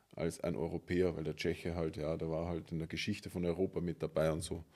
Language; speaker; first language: German; native; German